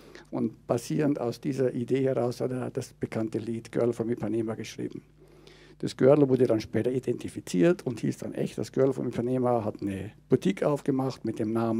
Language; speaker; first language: German; native; German